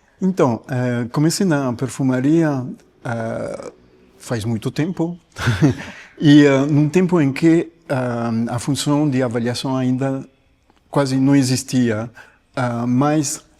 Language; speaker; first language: Portuguese; non-native, fluent; French